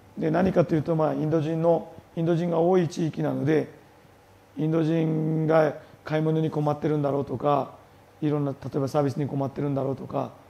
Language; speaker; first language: Japanese; non-native, fluent; Marathi